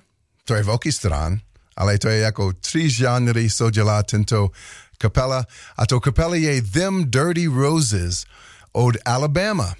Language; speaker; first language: Czech; non-native, learner; English